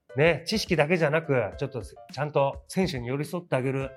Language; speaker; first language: Japanese; native; Japanese